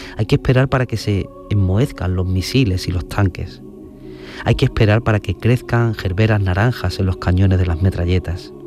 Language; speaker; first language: Spanish; native; Spanish